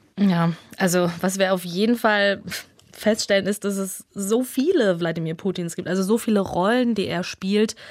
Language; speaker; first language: German; early bilingual, other home language; Russian